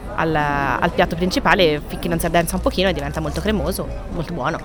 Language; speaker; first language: Italian; native; Italian